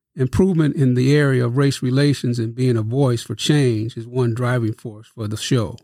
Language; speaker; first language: English; native; English